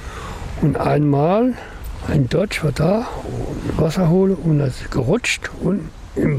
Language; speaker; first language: German; non-native, learner; French